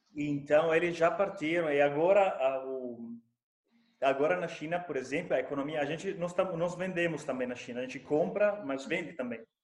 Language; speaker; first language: Portuguese; non-native, fluent; Italian